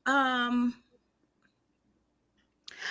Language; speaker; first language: English; native; English